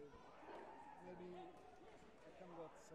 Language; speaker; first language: English; non-native, learner; Spanish